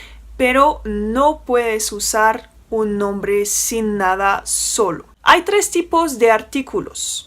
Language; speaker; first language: Spanish; non-native, fluent; French